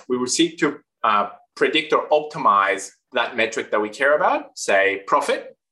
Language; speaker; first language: English; non-native, fluent; Spanish